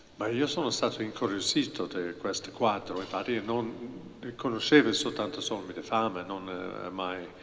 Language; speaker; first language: Italian; non-native, fluent; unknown